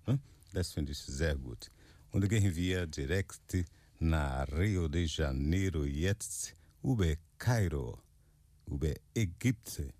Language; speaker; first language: German; non-native, fluent; Portuguese